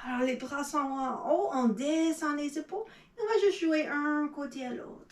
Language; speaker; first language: French; non-native, learner; English